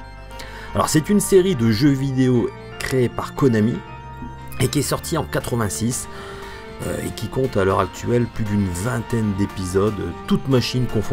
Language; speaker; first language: French; native; French